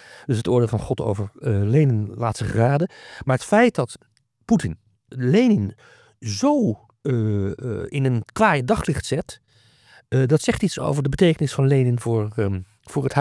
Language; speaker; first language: Dutch; native; Dutch